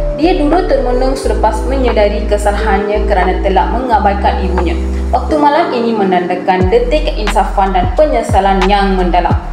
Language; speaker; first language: Malay; non-native, local second language; Tamil